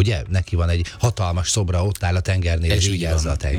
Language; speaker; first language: Hungarian; native; Hungarian